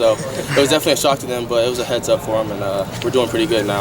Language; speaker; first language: English; native; English